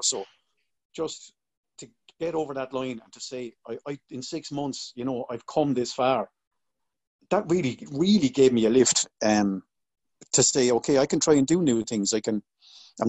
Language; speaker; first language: English; native; English